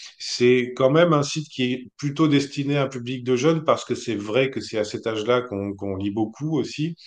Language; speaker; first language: French; native; French